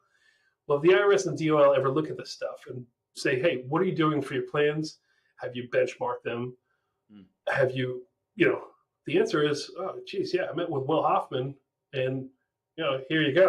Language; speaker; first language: English; native; English